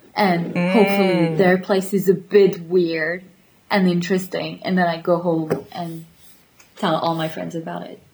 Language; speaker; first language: English; non-native, fluent; French